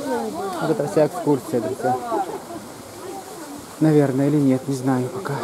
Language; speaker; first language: Russian; native; Russian